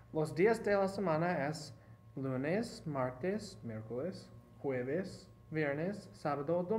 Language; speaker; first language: Spanish; non-native, learner; English